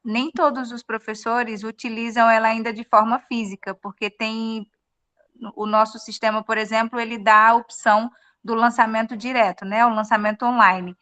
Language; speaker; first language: Portuguese; native; Portuguese